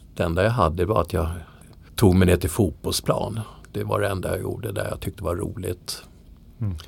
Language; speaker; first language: Swedish; native; Swedish